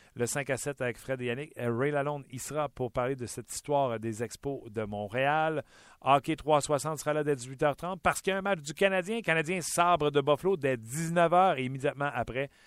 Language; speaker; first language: French; native; French